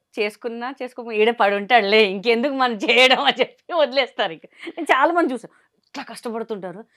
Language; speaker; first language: Telugu; non-native, local second language; Hindi